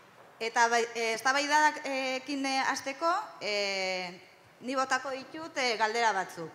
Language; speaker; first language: Basque; non-native, local second language; Spanish